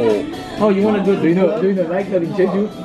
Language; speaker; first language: English; non-native, learner; French